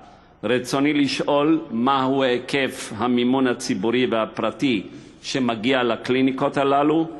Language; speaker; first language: Hebrew; native; Hebrew